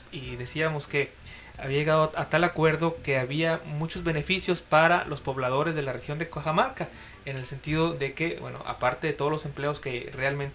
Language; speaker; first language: Spanish; native; Spanish